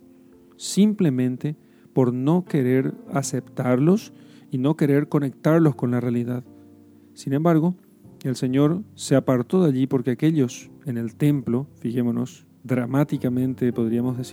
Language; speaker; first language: Spanish; native; Spanish